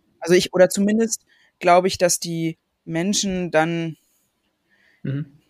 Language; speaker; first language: German; native; German